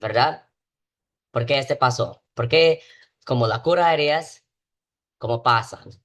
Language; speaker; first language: Spanish; non-native, learner; English